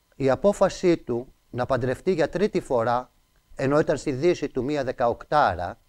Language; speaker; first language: Greek; native; Greek